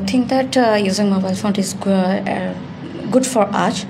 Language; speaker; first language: English; non-native, learner; Bangla